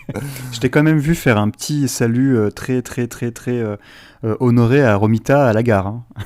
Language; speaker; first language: French; native; French